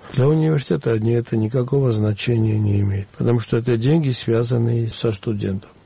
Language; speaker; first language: Russian; non-native, local second language; Georgian